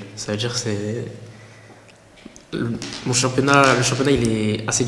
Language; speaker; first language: French; early bilingual, other home language; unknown